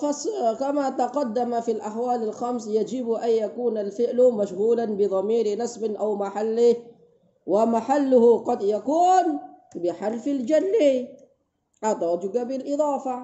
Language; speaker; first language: Arabic; non-native, fluent; Indonesian